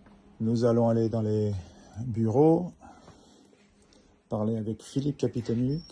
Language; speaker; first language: French; native; French